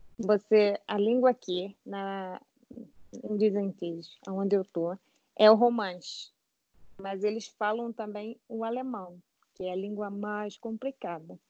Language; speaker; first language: Portuguese; native; Portuguese